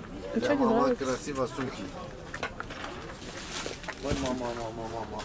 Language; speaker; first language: Russian; non-native, learner; Turkish